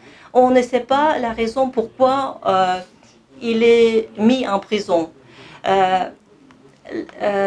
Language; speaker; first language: French; non-native, fluent; Kazakh